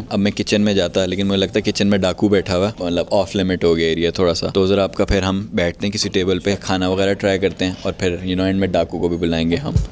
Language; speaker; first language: Urdu; native; Urdu